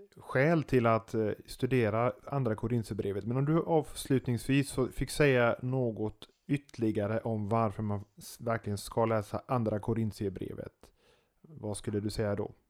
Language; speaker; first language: Swedish; native; Swedish